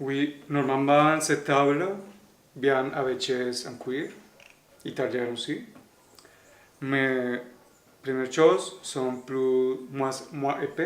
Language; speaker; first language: French; non-native, fluent; Spanish